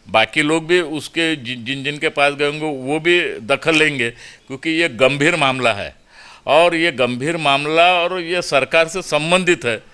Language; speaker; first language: Hindi; non-native, local second language; Marathi